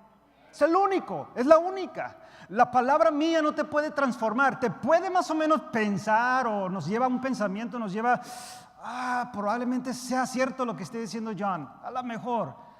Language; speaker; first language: Spanish; early bilingual, heritage; Spanish